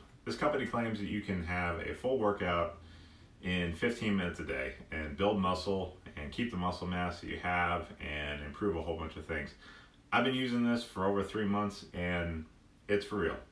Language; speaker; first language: English; native; English